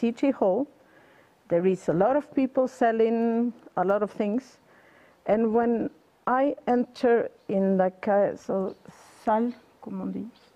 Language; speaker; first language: English; non-native, learner; Spanish